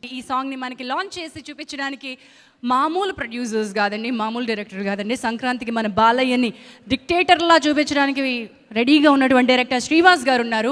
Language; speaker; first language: Telugu; native; Telugu